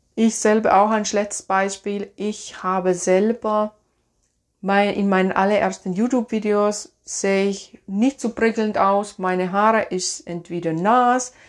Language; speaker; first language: German; non-native, fluent; Finnish